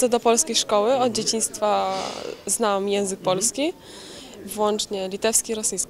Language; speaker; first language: Polish; early bilingual, heritage; Polish